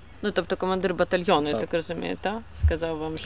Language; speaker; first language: Ukrainian; native; Ukrainian